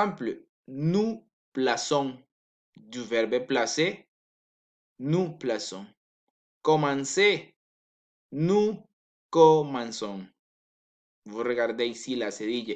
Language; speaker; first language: French; non-native, learner; Spanish